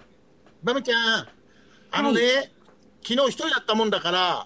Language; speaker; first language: Japanese; native; Japanese